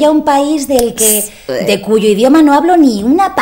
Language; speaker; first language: Spanish; native; Spanish